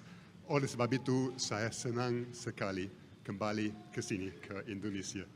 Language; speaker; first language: Indonesian; non-native, fluent; English